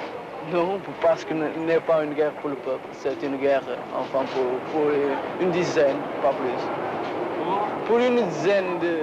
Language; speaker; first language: French; non-native, fluent; Portuguese